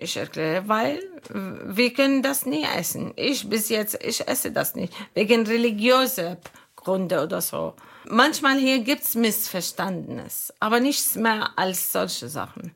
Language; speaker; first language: German; non-native, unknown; Arabic